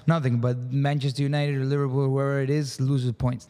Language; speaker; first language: English; early bilingual, other home language; Spanish